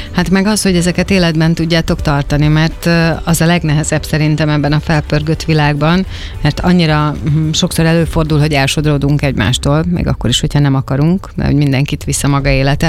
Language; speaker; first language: Hungarian; native; Hungarian